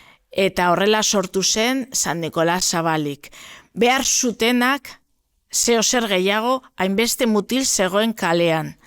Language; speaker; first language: Basque; non-native, local second language; Spanish